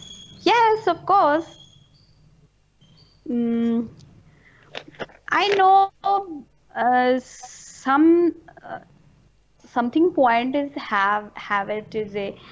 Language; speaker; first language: English; non-native, learner; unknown